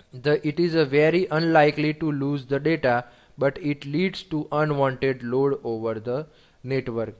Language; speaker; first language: English; non-native, local second language; Gujarati